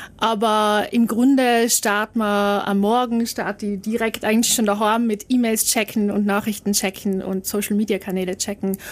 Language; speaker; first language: German; native; German